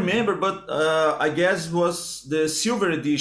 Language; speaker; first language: English; non-native, learner; Portuguese